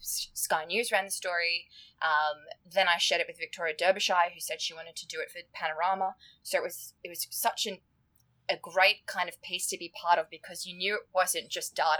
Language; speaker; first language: English; native; English